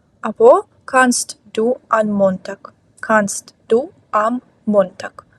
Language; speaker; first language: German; non-native, fluent; Ukrainian